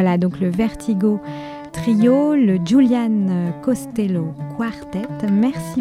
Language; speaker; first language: French; native; French